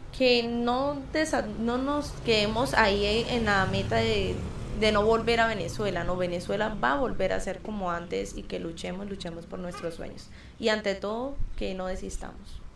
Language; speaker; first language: Spanish; native; Spanish